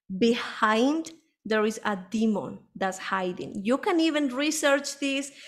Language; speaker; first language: English; early bilingual, other home language; Spanish